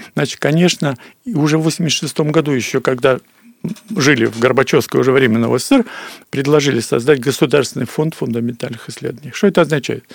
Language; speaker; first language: Russian; native; Russian